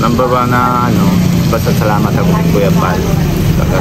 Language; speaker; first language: Filipino; non-native, learner; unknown